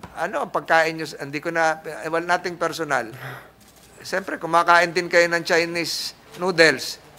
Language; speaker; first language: Filipino; native; Filipino